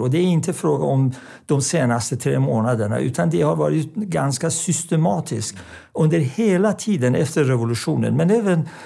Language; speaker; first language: Swedish; non-native, fluent; Persian